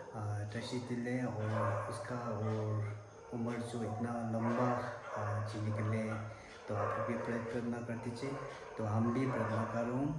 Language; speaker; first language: Hindi; non-native, learner; Tibetan